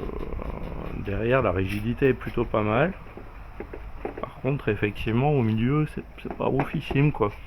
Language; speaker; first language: French; native; French